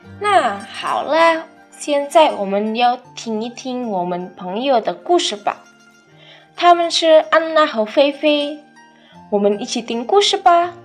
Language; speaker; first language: Chinese; non-native, fluent; Indonesian